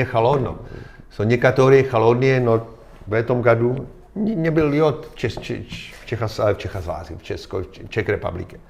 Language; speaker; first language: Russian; non-native, learner; Czech